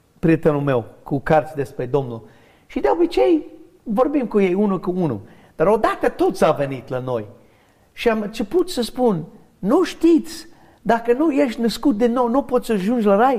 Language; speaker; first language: Romanian; non-native, learner; English